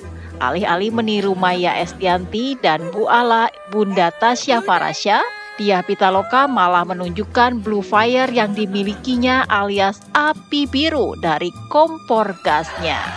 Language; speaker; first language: Indonesian; native; Indonesian